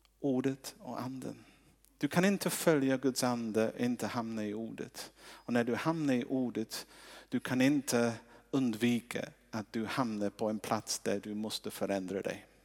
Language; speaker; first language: Swedish; non-native, fluent; English